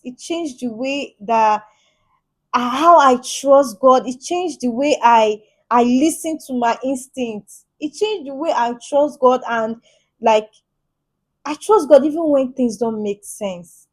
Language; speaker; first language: English; native; English